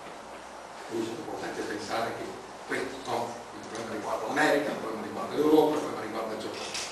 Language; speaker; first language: Italian; native; Italian